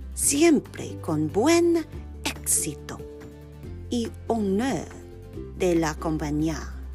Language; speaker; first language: Spanish; non-native, learner; English